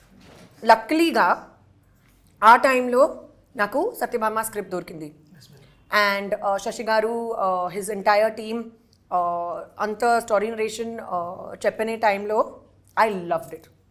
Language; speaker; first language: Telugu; non-native, learner; Hindi